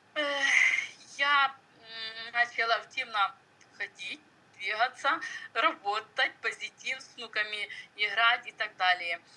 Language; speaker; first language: Russian; non-native, local second language; Ukrainian